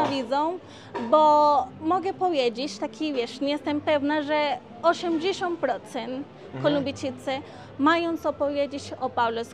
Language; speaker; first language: Polish; non-native, learner; Spanish